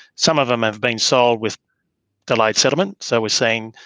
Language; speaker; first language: English; native; English